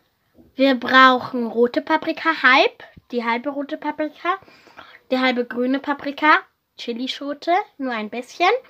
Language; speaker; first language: German; early bilingual, other home language; Arabic